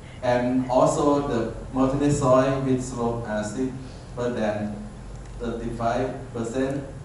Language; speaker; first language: English; non-native, learner; Thai